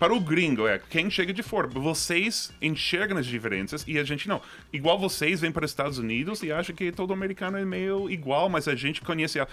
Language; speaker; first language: Portuguese; non-native, fluent; English